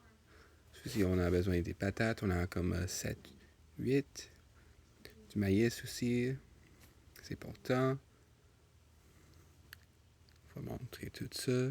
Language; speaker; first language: French; non-native, local second language; English